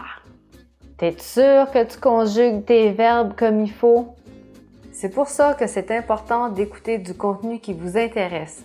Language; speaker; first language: French; native; French